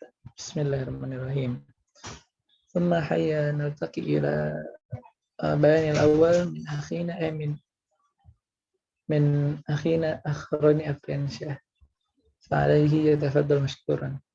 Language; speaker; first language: Arabic; non-native, learner; Indonesian